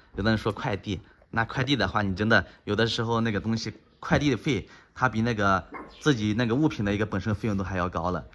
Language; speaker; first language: Chinese; native; Chinese